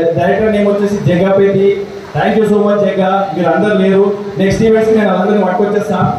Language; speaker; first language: Telugu; early bilingual, heritage; Telugu